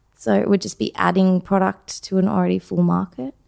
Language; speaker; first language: English; native; English